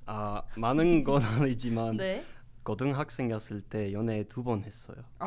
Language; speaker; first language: Korean; non-native, learner; English